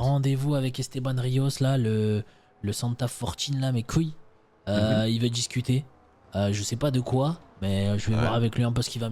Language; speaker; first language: French; native; French